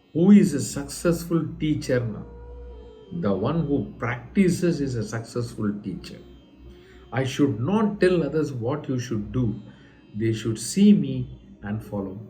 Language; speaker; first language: English; non-native, local second language; Tamil